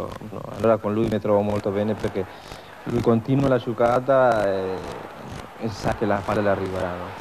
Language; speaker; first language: Italian; non-native, fluent; Spanish